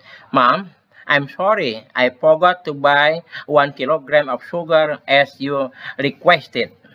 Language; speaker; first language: English; non-native, fluent; Indonesian